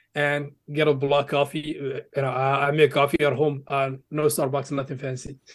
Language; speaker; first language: English; early bilingual, other home language; Arabic